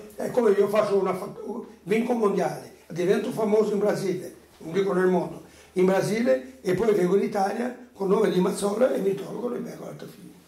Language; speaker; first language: Italian; non-native, fluent; Portuguese